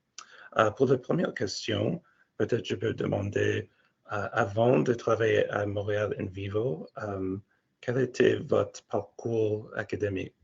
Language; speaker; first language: French; non-native, fluent; English